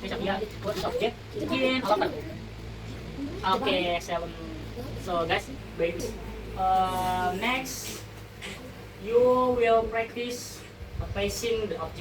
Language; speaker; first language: English; non-native, learner; Indonesian